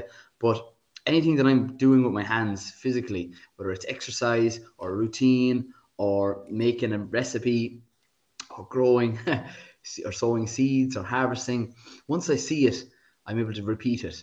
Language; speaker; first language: English; native; English